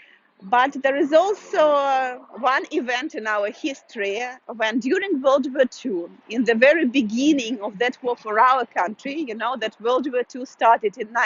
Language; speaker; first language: English; non-native, fluent; Russian